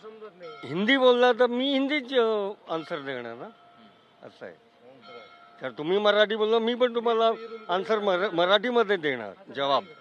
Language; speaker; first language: Marathi; non-native, learner; Hindi